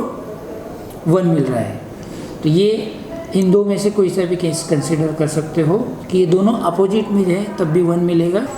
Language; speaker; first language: Hindi; native; Hindi